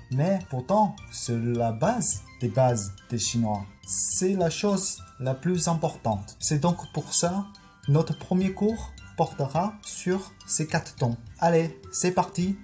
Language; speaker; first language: French; non-native, fluent; Chinese